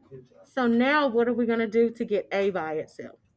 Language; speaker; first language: English; native; English